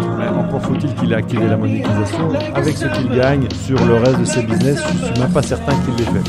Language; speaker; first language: French; native; French